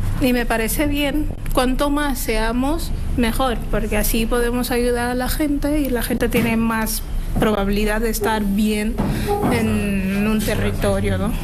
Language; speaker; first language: Spanish; non-native, fluent; Portuguese